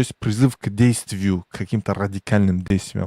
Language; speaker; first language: Russian; non-native, local second language; Tajik